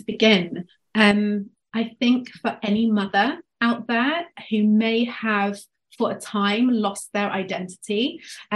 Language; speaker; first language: English; native; English